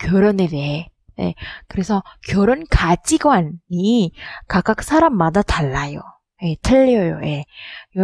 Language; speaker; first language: Korean; non-native, learner; Indonesian